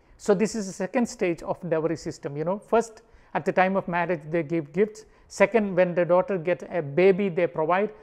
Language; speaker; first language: English; non-native, local second language; Malayalam